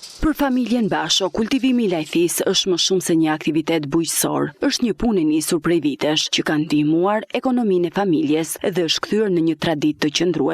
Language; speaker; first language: Albanian; native; Albanian